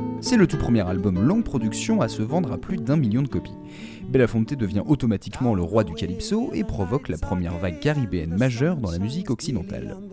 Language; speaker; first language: French; native; French